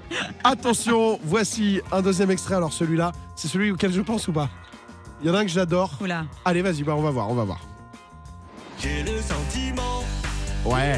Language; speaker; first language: French; native; French